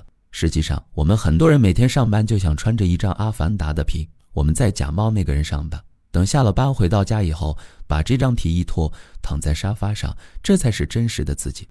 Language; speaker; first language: Chinese; native; Chinese